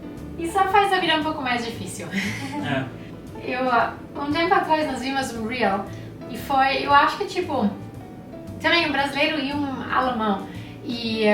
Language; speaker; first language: Portuguese; non-native, fluent; German